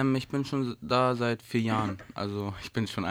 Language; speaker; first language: German; native; German